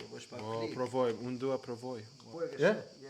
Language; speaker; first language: Albanian; non-native, learner; Japanese